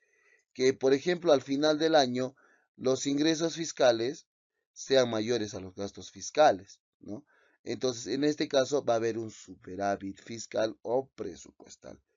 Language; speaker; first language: Spanish; native; Spanish